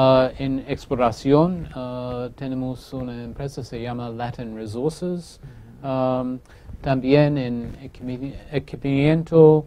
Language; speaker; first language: Spanish; non-native, fluent; English